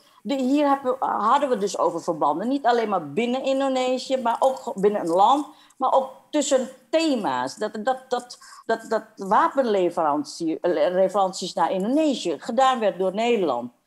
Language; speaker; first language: Dutch; non-native, fluent; Indonesian